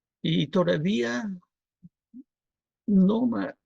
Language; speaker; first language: Spanish; non-native, fluent; Dutch